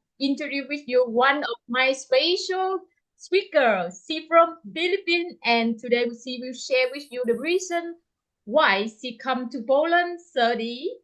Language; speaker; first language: English; non-native, learner; Vietnamese